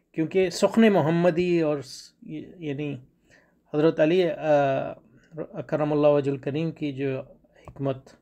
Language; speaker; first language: Urdu; native; Urdu